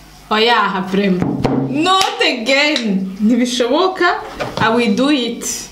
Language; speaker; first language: English; non-native, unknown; Rundi